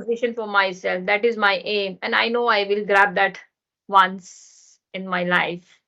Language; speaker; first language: English; non-native, learner; Hindi